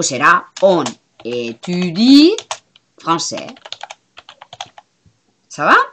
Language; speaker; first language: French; non-native, fluent; Spanish